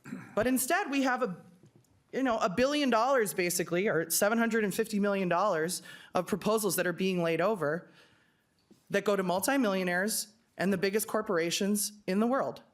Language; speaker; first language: English; native; English